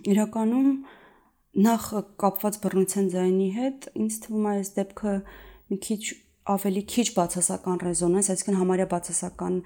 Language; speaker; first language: Armenian; native; Armenian